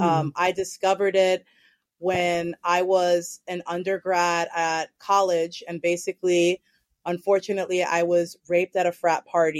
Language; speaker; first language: English; native; English